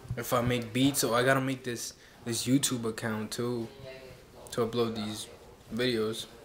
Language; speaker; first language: English; early bilingual, other home language; Spanish